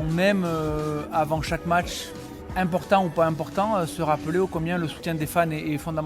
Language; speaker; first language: French; native; French